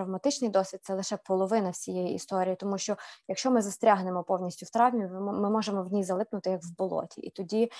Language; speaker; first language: Ukrainian; native; Ukrainian